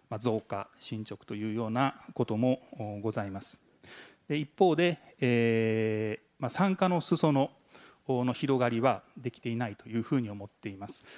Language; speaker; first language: Japanese; native; Japanese